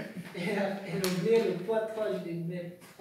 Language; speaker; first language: French; non-native, learner; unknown